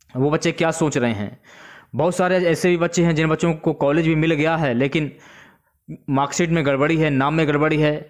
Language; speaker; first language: Hindi; native; Hindi